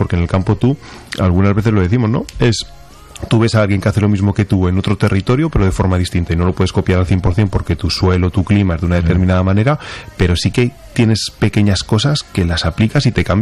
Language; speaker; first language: Spanish; native; Spanish